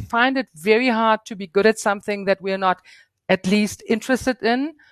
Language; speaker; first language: English; non-native, fluent; German